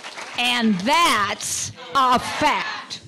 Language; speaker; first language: English; native; English